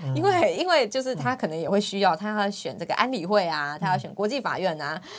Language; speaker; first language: Chinese; native; Chinese